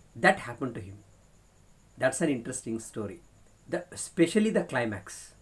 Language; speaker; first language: English; non-native, local second language; Kannada